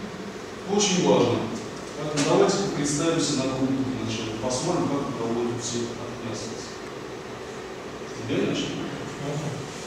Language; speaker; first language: Russian; native; Russian